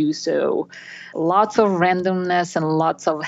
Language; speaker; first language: English; non-native, fluent; Italian